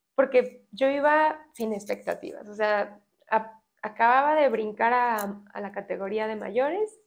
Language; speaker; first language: Spanish; native; Spanish